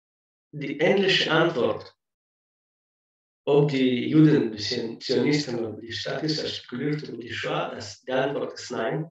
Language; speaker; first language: German; non-native, fluent; Russian